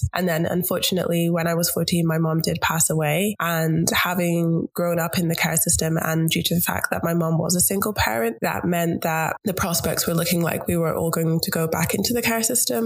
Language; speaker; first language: English; native; English